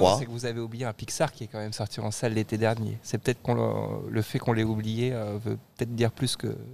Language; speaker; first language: French; native; French